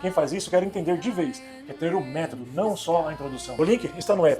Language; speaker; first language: Portuguese; native; Portuguese